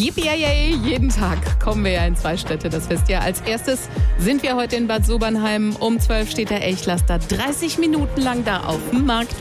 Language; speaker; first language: German; native; German